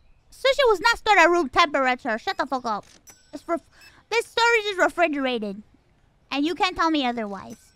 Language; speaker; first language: English; early bilingual, other home language; Spanish